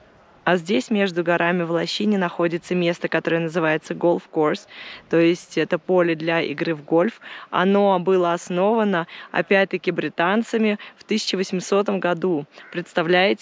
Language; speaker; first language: Russian; native; Russian